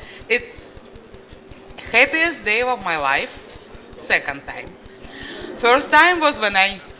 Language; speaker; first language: English; non-native, learner; Russian